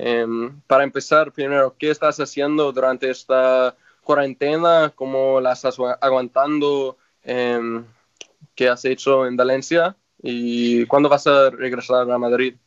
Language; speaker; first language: Spanish; non-native, fluent; English